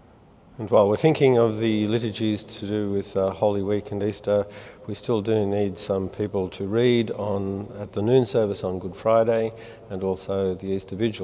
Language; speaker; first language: English; native; English